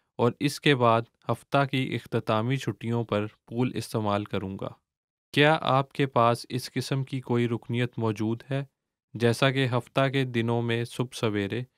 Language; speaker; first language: Urdu; native; Urdu